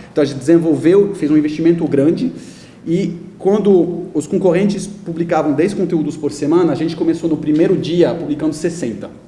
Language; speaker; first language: Portuguese; non-native, fluent; French